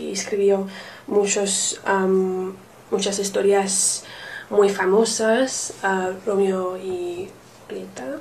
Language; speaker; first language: Spanish; non-native, learner; English